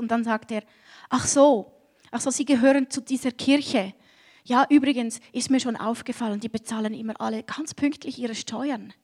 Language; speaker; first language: German; native; German